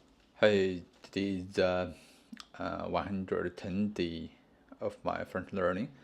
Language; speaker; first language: English; non-native, learner; Chinese